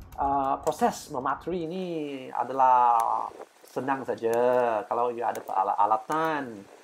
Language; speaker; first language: Malay; non-native, local second language; Chinese